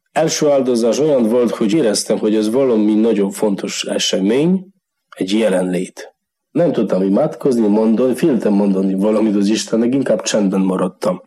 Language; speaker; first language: Hungarian; non-native, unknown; Polish